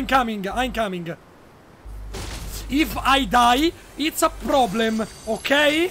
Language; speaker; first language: English; non-native, learner; Italian